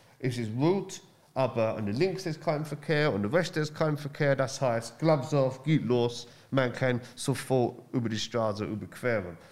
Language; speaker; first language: German; non-native, learner; English